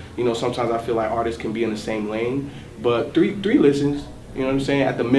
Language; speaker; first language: English; native; English